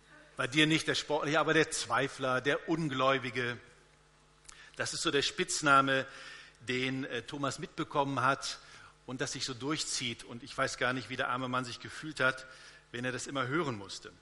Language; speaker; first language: German; native; German